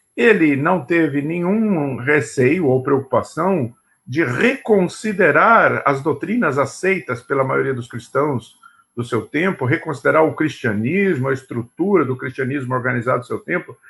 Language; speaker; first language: Portuguese; native; Portuguese